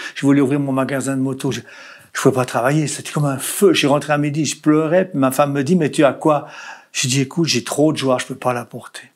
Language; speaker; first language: French; native; French